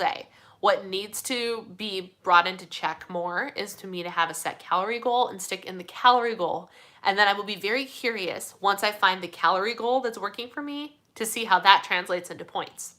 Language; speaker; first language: English; native; English